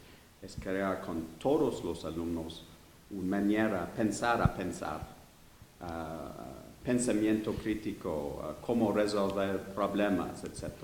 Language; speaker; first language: Spanish; non-native, learner; English